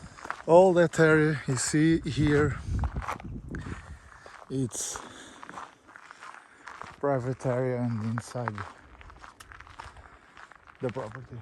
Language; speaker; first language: English; non-native, learner; Portuguese